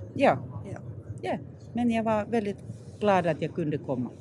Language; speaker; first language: Swedish; non-native, learner; Finnish